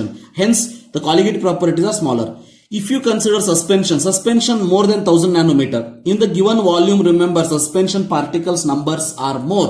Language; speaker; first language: English; non-native, local second language; Kannada